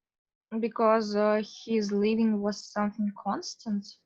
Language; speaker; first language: English; non-native, fluent; Russian